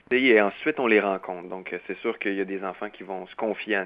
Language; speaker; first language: French; native; French